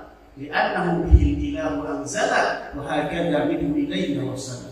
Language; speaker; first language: Arabic; non-native, fluent; Indonesian